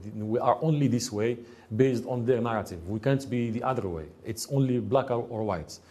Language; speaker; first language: English; non-native, fluent; Arabic